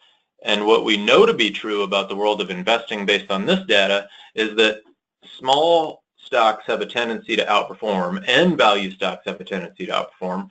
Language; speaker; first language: English; native; English